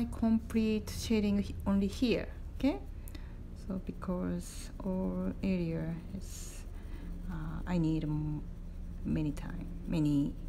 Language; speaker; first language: English; non-native, learner; Japanese